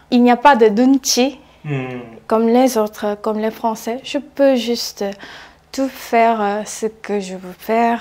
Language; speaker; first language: French; non-native, learner; Korean